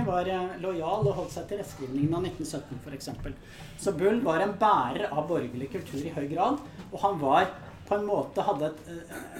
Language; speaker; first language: Norwegian; native; Norwegian